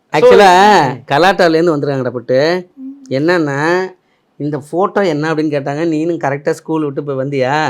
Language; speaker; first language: Tamil; native; Tamil